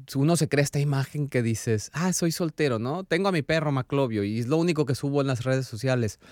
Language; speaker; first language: Spanish; native; Spanish